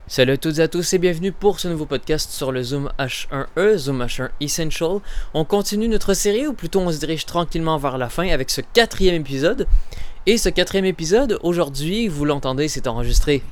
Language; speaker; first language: French; native; French